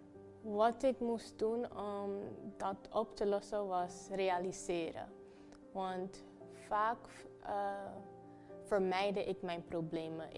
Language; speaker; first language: Dutch; non-native, fluent; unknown